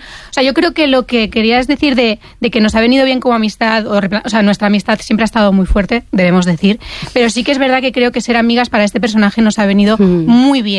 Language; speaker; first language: Spanish; native; Spanish